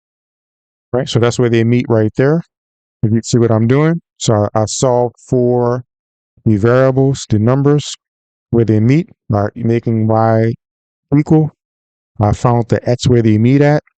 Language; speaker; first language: English; native; English